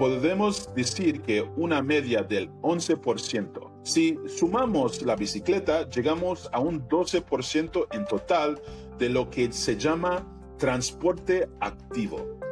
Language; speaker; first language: Spanish; non-native, fluent; English